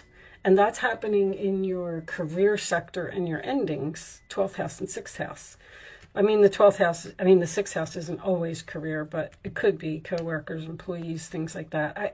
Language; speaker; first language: English; native; English